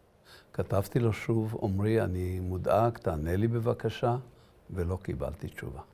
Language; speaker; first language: Hebrew; early bilingual, other home language; Arabic